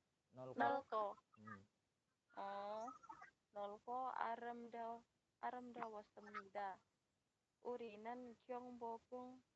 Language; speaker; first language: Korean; non-native, learner; Indonesian